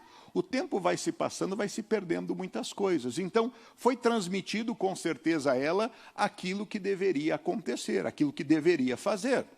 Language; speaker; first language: Portuguese; native; Portuguese